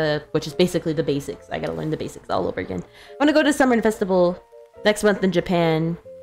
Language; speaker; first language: English; early bilingual, other home language; Spanish